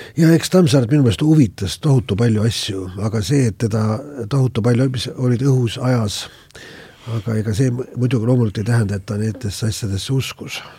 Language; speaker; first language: Estonian; native; Estonian